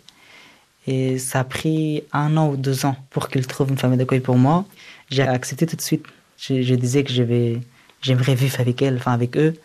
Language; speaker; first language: French; early bilingual, other home language; Persian